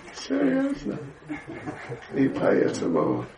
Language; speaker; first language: Russian; non-native, learner; English